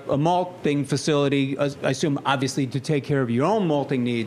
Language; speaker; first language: English; native; English